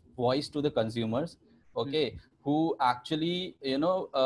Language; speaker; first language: English; non-native, local second language; Hindi